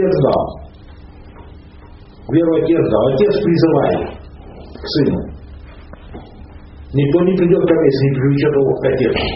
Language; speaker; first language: Russian; native; Russian